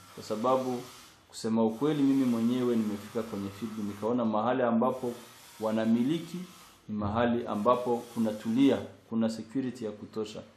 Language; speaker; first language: Swahili; non-native, local second language; Kinyarwanda